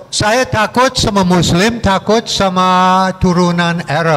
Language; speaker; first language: Indonesian; non-native, fluent; English